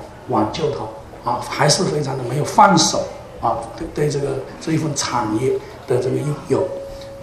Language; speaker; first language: Chinese; native; Chinese